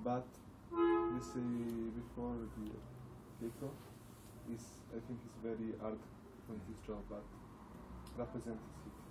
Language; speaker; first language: English; non-native, learner; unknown